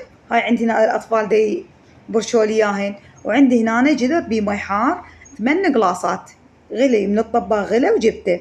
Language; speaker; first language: Arabic; native; Arabic